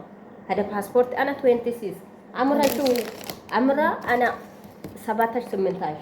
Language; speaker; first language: Arabic; non-native, learner; Oromo